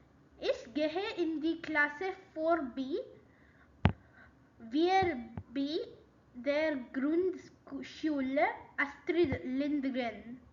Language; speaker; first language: German; non-native, learner; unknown